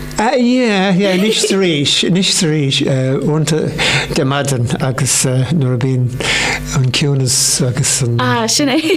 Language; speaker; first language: Irish; non-native, local second language; English